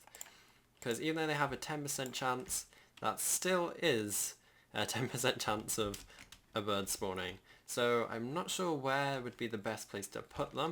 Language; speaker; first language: English; native; English